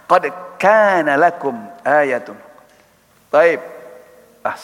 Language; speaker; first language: Arabic; non-native, fluent; Indonesian